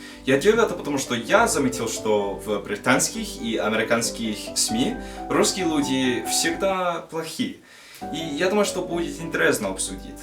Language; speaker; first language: Russian; non-native, learner; English